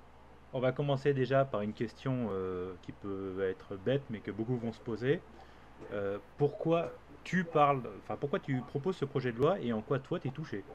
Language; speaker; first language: French; native; French